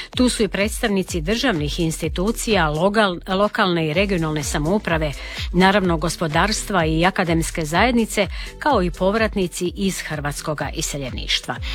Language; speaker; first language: Croatian; native; Croatian